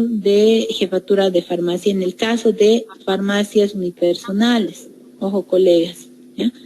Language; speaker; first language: Spanish; native; Spanish